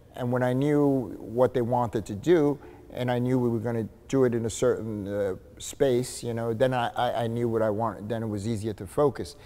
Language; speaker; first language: English; native; English